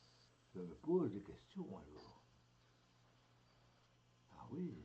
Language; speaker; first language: French; native; French